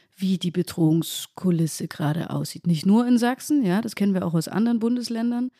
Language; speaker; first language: German; native; German